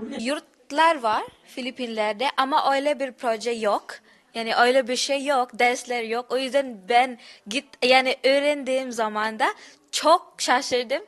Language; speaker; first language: Turkish; non-native, learner; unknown